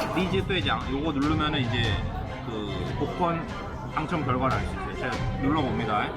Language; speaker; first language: Korean; native; Korean